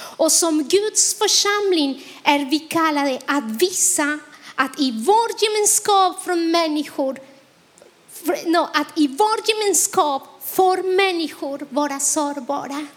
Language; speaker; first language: Swedish; non-native, fluent; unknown